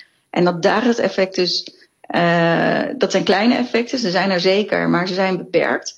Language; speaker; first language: Dutch; native; Dutch